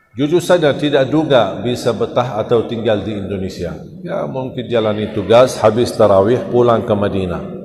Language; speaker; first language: Indonesian; non-native, fluent; Arabic